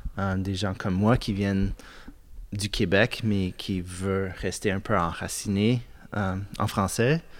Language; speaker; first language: French; non-native, local second language; English